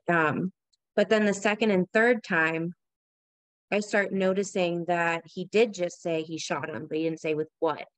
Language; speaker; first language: English; native; English